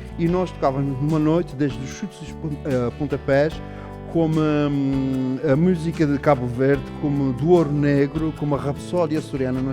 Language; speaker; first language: Portuguese; early bilingual, other home language; Kabuverdianu